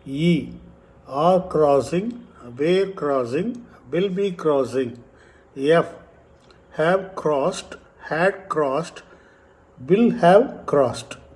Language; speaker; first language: English; non-native, local second language; Tamil